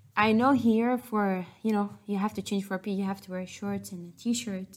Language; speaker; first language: English; non-native, fluent; Arabic